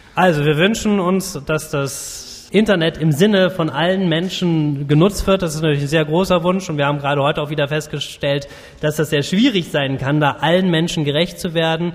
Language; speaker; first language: German; native; German